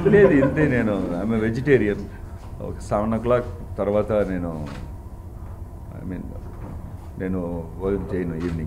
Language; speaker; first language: Telugu; non-native, learner; Tamil